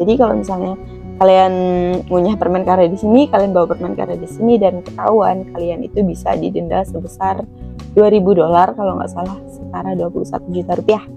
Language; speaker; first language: Indonesian; native; Indonesian